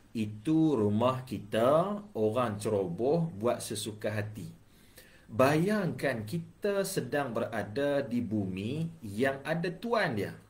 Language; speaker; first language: Malay; native; Malay